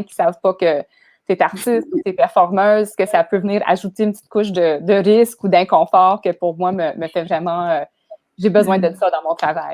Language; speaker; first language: French; native; French